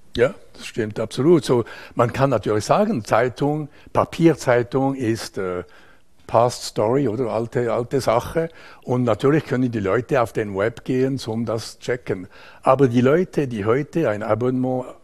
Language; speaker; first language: German; non-native, local second language; French